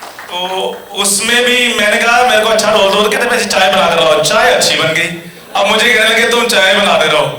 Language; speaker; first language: Hindi; native; Hindi